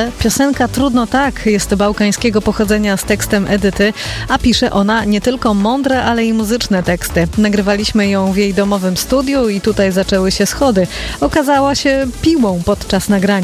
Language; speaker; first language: Polish; native; Polish